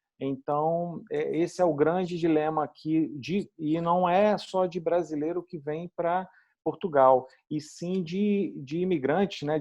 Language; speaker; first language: Portuguese; native; Portuguese